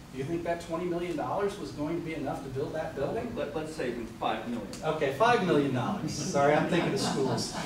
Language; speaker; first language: English; native; English